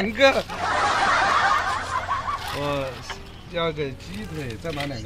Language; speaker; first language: Chinese; native; Chinese